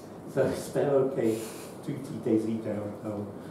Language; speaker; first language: Italian; non-native, learner; English